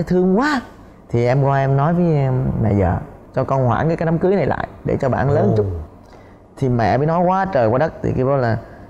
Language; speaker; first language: Vietnamese; native; Vietnamese